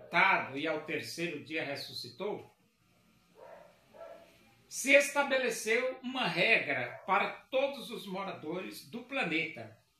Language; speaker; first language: Portuguese; native; Portuguese